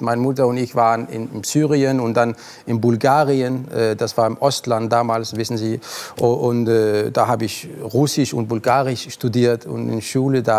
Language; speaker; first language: German; non-native, fluent; Arabic